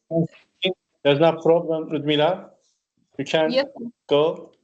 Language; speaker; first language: English; non-native, learner; Turkish